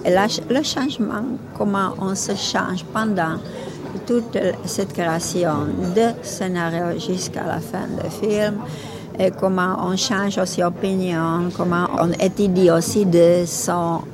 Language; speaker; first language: French; non-native, learner; Czech